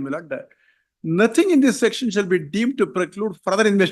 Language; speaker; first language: English; non-native, local second language; Kannada